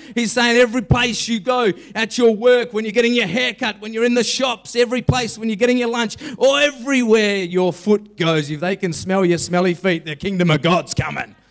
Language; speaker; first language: English; native; English